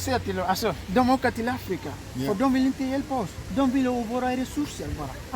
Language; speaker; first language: Swedish; early bilingual, other home language; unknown